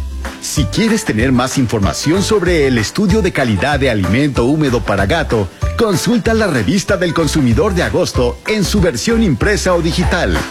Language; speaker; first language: Spanish; native; Spanish